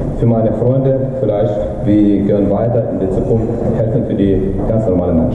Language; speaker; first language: German; non-native, learner; Ukrainian